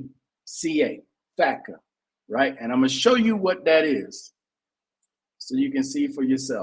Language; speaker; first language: English; native; English